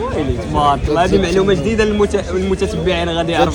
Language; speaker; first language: Arabic; native; Arabic